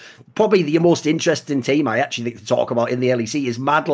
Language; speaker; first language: English; native; English